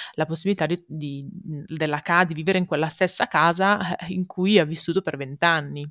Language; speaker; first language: Italian; native; Italian